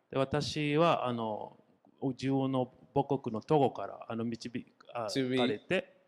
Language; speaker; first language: Japanese; non-native, fluent; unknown